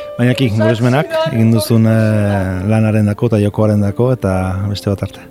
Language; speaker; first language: Basque; native; Basque